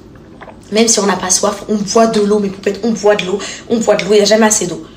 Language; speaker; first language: French; native; French